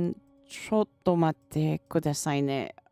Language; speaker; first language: Japanese; non-native, learner; English